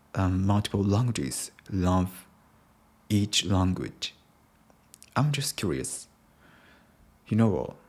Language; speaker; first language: English; non-native, learner; Japanese